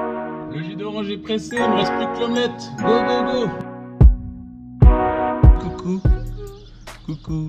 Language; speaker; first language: French; native; French